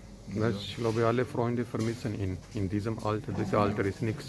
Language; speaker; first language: German; non-native, learner; Urdu